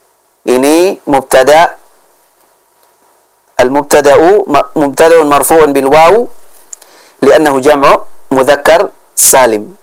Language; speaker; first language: Arabic; non-native, fluent; Indonesian